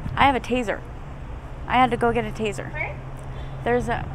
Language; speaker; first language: English; native; English